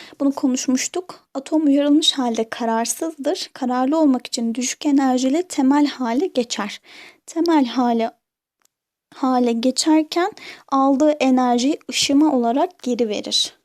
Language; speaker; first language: Turkish; native; Turkish